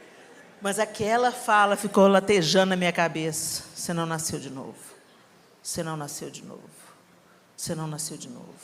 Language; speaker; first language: Portuguese; native; Portuguese